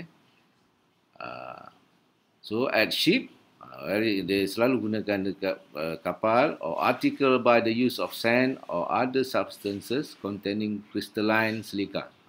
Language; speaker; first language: English; non-native, local second language; Malay